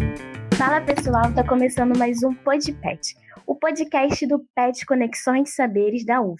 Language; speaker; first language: Portuguese; native; Portuguese